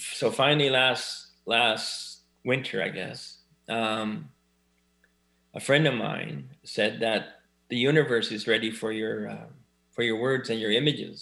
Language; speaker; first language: English; native; English